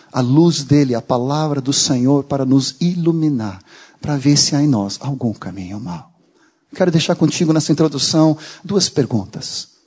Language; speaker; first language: Portuguese; non-native, fluent; Swedish